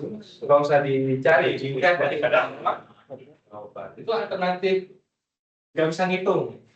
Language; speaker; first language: Indonesian; native; Indonesian